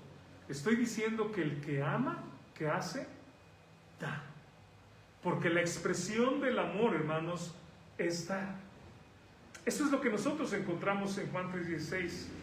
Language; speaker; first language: Spanish; native; Spanish